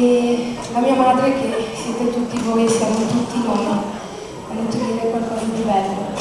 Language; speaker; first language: Italian; non-native, local second language; Arabic